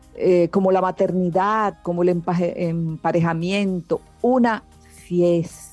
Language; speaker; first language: Spanish; native; Spanish